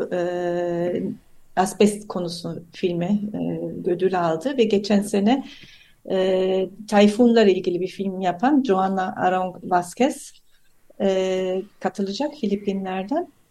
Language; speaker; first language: Turkish; non-native, fluent; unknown